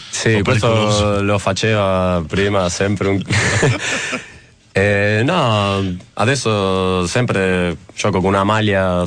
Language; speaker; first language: Italian; non-native, fluent; Spanish